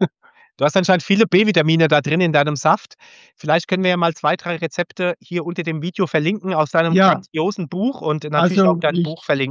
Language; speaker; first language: German; native; German